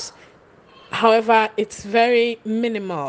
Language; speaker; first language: English; non-native, local second language; Ewe